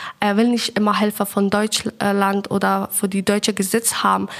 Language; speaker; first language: German; non-native, fluent; Persian